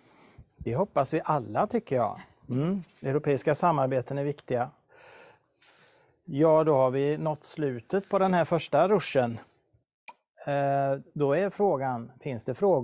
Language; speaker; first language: Swedish; native; Swedish